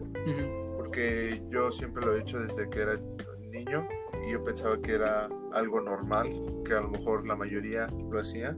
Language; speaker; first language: Spanish; early bilingual, heritage; Spanish